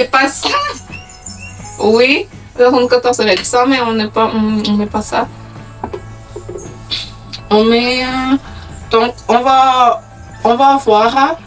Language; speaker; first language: French; non-native, local second language; Malagasy